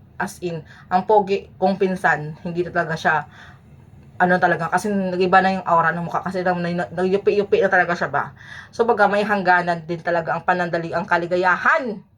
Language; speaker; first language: Filipino; native; Filipino